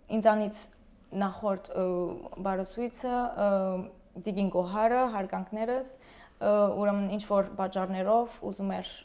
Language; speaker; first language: Armenian; early bilingual, heritage; Armenian